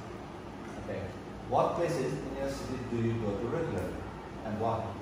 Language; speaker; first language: English; non-native, fluent; Vietnamese